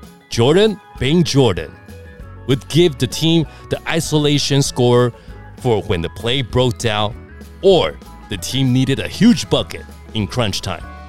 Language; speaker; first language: English; non-native, fluent; Chinese